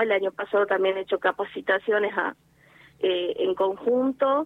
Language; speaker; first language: Spanish; native; Spanish